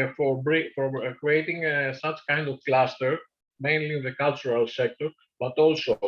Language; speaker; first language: English; non-native, fluent; Greek